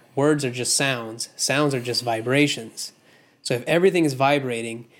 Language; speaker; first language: English; non-native, local second language; Hindi